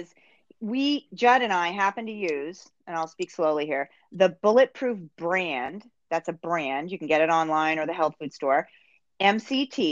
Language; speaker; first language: English; native; English